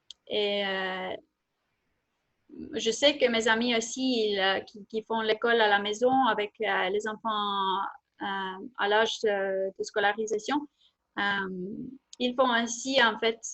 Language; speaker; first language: French; non-native, fluent; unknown